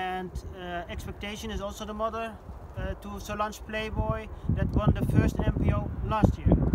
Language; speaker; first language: English; non-native, fluent; Dutch